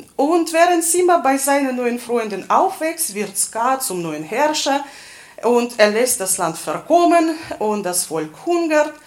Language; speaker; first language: German; non-native, fluent; Russian